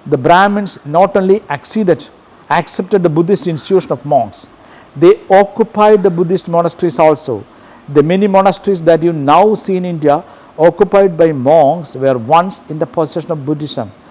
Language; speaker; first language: English; non-native, local second language; Malayalam